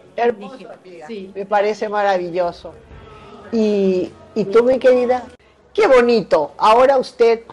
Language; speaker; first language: Spanish; native; Spanish